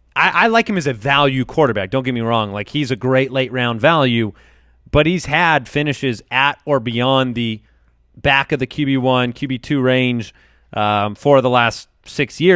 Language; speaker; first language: English; native; English